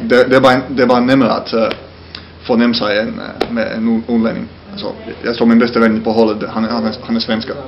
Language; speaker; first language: Danish; non-native, fluent; Finnish